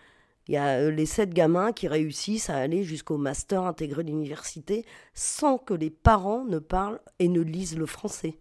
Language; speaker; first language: French; native; French